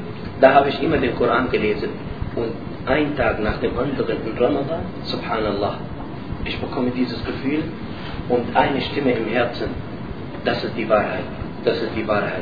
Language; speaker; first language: German; non-native, learner; Arabic